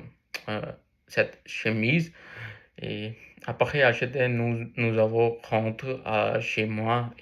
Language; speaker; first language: French; non-native, learner; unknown